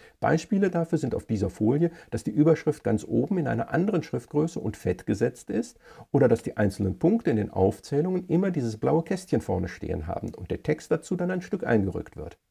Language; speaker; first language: German; native; German